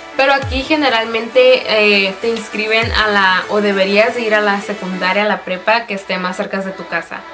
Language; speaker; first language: Spanish; native; Spanish